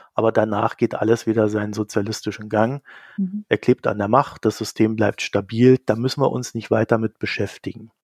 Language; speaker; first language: German; native; German